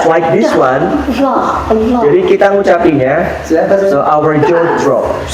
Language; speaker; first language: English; non-native, fluent; Indonesian